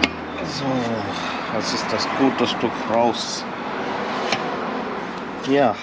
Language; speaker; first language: German; non-native, learner; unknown